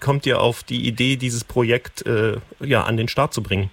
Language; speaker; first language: German; native; German